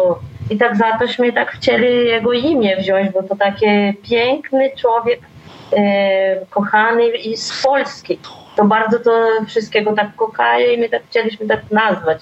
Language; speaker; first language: Polish; early bilingual, heritage; Polish